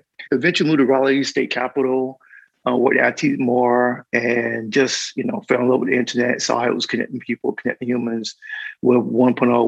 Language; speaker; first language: English; native; English